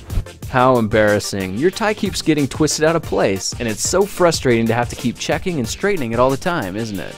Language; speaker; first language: English; native; English